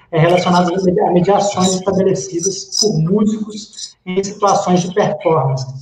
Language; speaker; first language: Portuguese; native; Portuguese